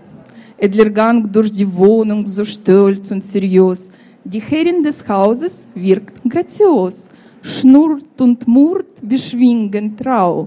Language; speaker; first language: German; non-native, fluent; Russian